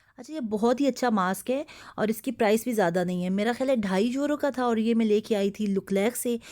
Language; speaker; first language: Urdu; native; Urdu